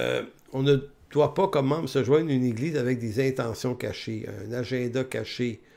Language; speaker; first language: French; native; French